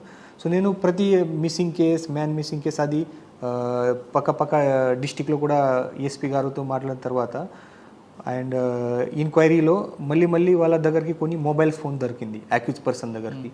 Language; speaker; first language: Telugu; non-native, learner; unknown